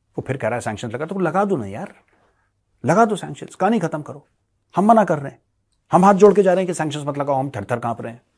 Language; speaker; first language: Hindi; native; Hindi